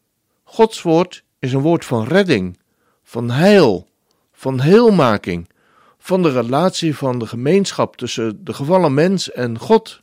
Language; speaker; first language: Dutch; native; Dutch